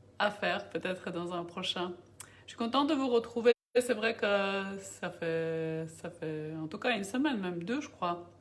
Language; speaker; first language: French; non-native, fluent; Bulgarian